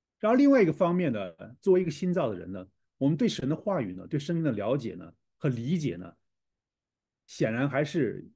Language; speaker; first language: Chinese; native; Chinese